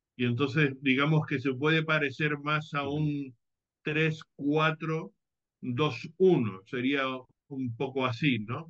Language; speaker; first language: Spanish; native; Spanish